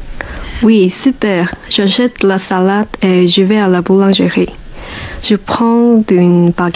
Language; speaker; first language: French; non-native, learner; Korean